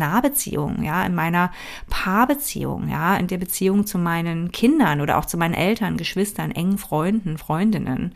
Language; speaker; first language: German; native; German